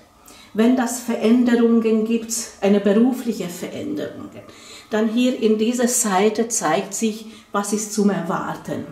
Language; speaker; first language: German; non-native, fluent; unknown